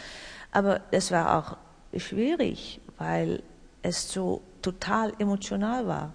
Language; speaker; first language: German; non-native, learner; Dutch